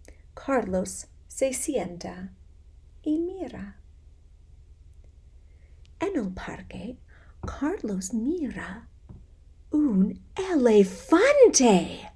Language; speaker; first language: Spanish; non-native, fluent; English